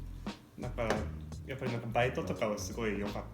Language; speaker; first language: Japanese; non-native, fluent; English